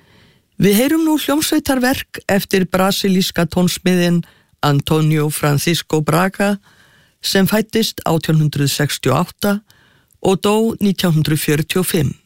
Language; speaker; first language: Icelandic; native; Icelandic